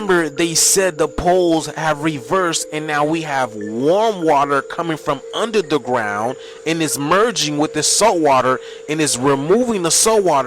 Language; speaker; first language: English; native; English